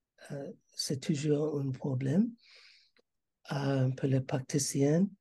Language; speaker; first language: French; non-native, learner; English